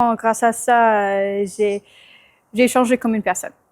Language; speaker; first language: French; non-native, fluent; English